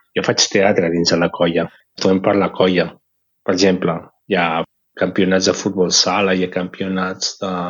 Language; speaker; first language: Catalan; native; Catalan